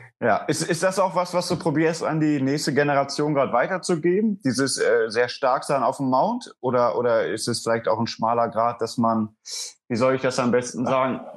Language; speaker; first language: German; native; German